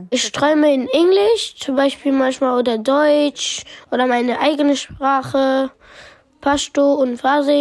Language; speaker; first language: German; early bilingual, other home language; Pashto